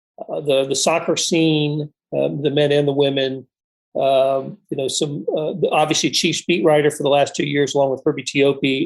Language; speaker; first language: English; native; English